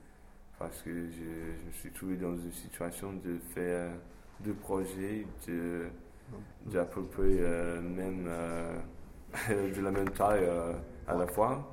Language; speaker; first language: French; non-native, fluent; English